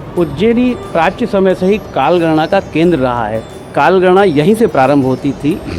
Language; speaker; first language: Hindi; native; Hindi